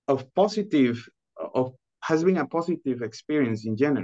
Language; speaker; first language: English; non-native, fluent; Spanish